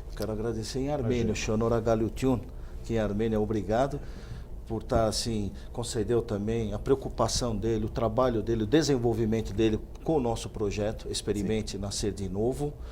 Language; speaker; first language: Portuguese; native; Portuguese